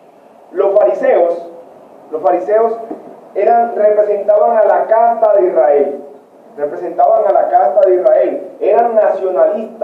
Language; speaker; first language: Spanish; native; Spanish